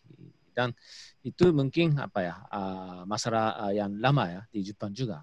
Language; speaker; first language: Indonesian; non-native, learner; Japanese